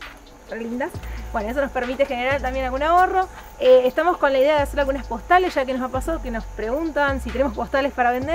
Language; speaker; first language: Spanish; native; Spanish